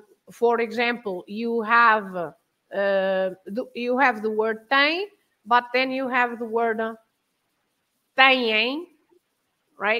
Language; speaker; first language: English; non-native, fluent; Portuguese